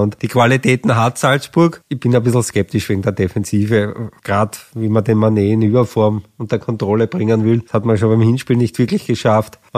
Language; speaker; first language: German; native; German